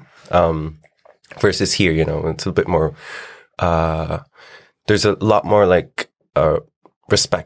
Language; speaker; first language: English; non-native, local second language; Filipino